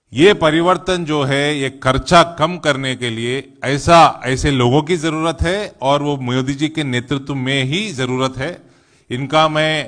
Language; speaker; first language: Hindi; non-native, local second language; Telugu